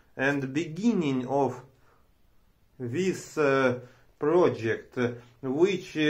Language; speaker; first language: English; non-native, learner; Romanian